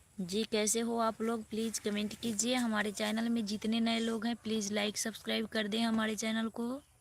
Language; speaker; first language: Hindi; native; Hindi